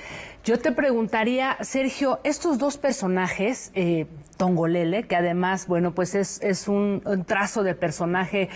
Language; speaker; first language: Spanish; native; Spanish